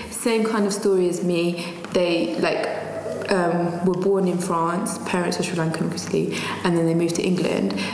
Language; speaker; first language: English; non-native, local second language; Tamil